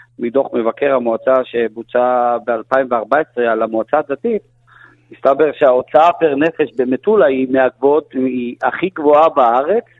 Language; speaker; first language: Hebrew; native; Hebrew